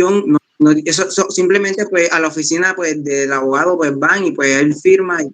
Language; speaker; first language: Spanish; native; Spanish